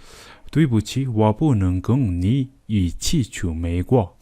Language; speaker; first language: Chinese; non-native, learner; Mongolian